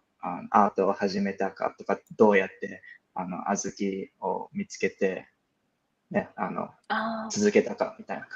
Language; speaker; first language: Japanese; non-native, fluent; English